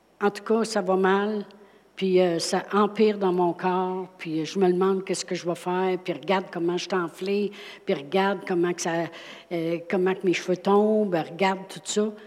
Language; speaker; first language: French; native; French